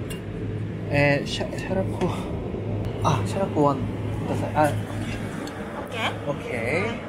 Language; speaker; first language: Japanese; non-native, learner; Korean